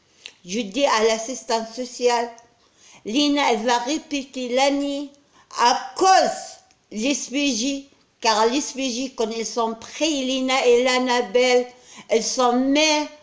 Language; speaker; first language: French; non-native, learner; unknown